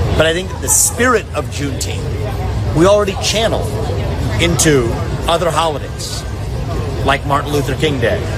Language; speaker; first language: English; early bilingual, other home language; Hindi